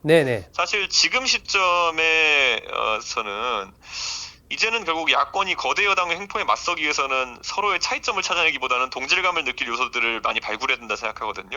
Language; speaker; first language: Korean; native; Korean